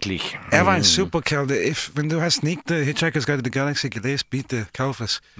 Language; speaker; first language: German; non-native, learner; English